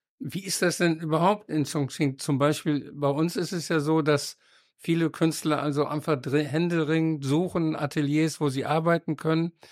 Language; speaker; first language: German; native; German